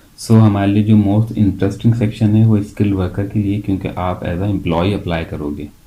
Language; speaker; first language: Hindi; native; Hindi